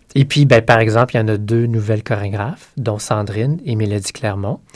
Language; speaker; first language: French; native; French